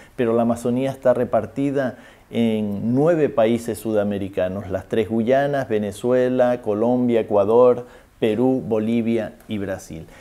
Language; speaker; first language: Spanish; native; Spanish